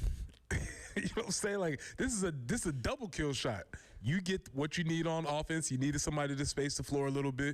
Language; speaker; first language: English; native; English